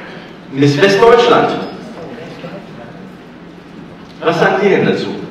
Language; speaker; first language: German; native; German